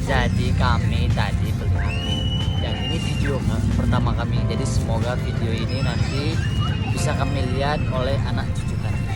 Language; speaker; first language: Indonesian; non-native, local second language; Achinese